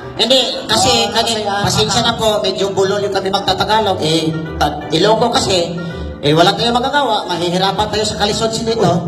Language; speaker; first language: Filipino; non-native, local second language; Hiligaynon